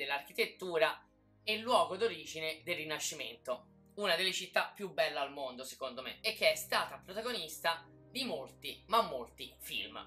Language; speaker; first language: Italian; native; Italian